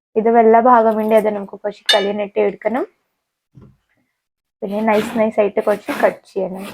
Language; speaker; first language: Malayalam; non-native, learner; Hindi